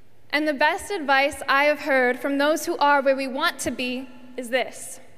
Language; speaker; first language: English; native; English